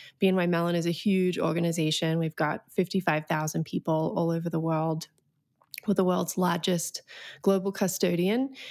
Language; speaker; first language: English; native; English